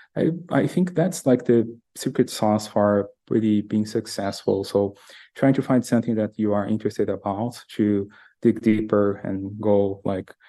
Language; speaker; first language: English; non-native, fluent; Portuguese